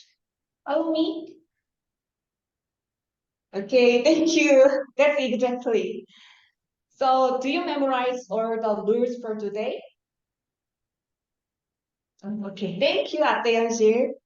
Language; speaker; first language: English; non-native, learner; Korean